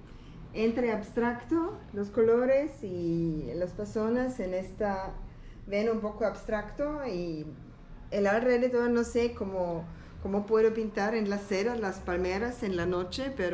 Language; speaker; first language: Spanish; non-native, learner; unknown